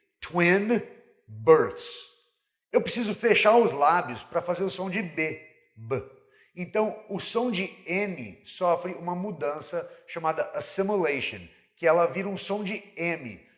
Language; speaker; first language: Portuguese; non-native, fluent; English